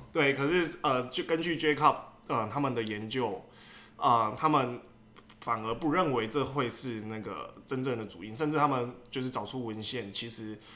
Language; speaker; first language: Chinese; native; Chinese